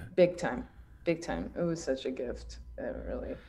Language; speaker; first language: English; native; English